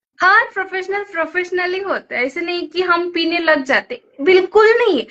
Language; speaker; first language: Hindi; non-native, local second language; Kannada